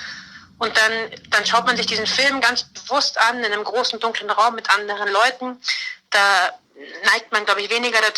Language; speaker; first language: German; native; German